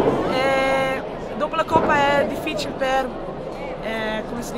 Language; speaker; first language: Italian; non-native, learner; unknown